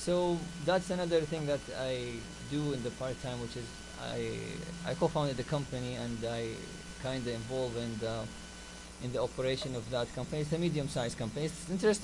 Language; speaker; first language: English; non-native, fluent; Arabic